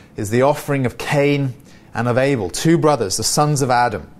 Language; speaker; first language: English; native; English